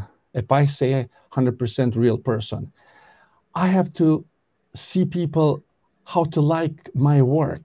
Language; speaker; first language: English; non-native, learner; Albanian